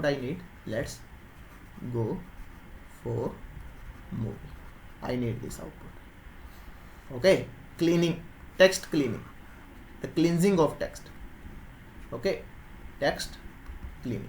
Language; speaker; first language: English; non-native, local second language; Hindi